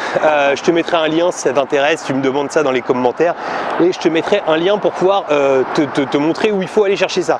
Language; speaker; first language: French; native; French